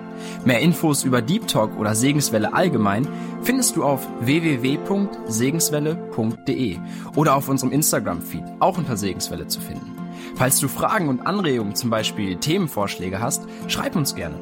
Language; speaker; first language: German; native; German